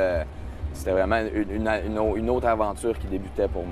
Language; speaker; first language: French; native; French